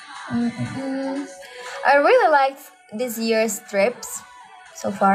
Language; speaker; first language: English; non-native, fluent; Czech